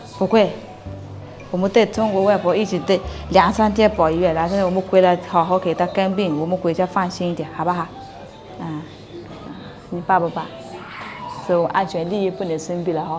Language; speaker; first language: Chinese; non-native, fluent; Ganda